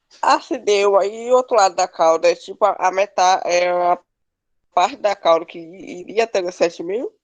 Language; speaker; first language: Portuguese; native; Portuguese